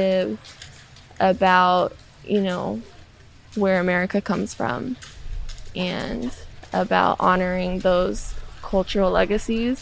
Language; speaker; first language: English; native; English